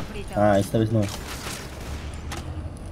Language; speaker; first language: Spanish; native; Spanish